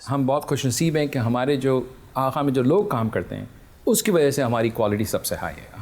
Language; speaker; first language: Urdu; early bilingual, heritage; Urdu